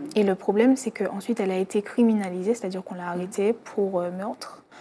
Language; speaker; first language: French; native; French